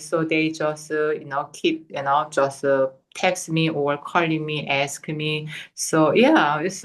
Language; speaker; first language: English; non-native, fluent; Korean